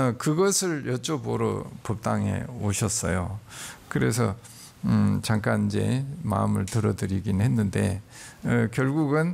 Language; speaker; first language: Korean; native; Korean